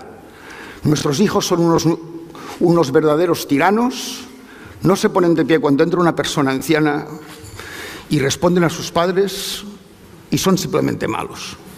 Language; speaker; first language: Spanish; native; Spanish